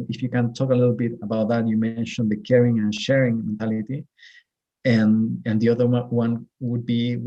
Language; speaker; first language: English; non-native, fluent; Spanish